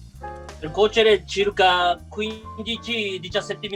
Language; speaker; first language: Italian; non-native, learner; Japanese